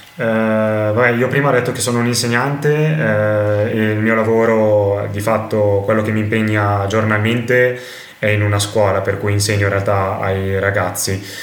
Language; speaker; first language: Italian; native; Italian